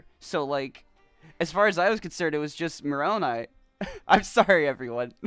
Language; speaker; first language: English; native; English